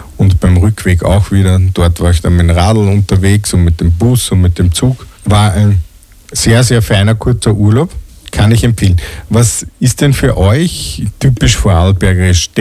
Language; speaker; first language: German; native; German